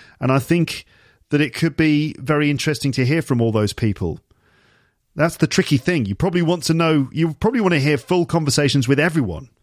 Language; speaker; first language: English; native; English